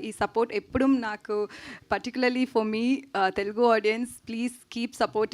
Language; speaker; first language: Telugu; non-native, learner; Tamil